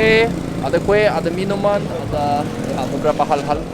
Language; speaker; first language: Indonesian; non-native, learner; Norwegian